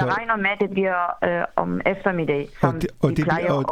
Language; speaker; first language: Danish; non-native, fluent; Persian